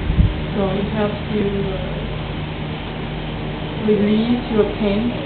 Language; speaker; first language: English; non-native, learner; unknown